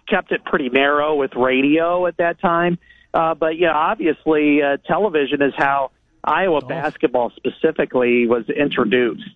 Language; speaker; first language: English; native; English